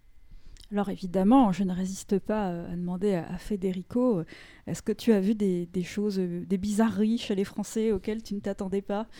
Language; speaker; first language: French; native; French